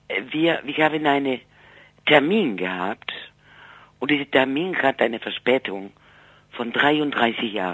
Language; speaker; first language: German; non-native, fluent; Spanish